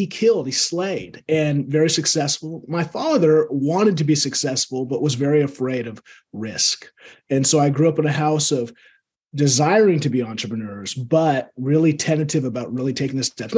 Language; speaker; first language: English; native; English